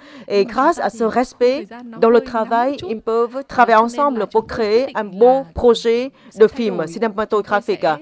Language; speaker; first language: French; non-native, fluent; Vietnamese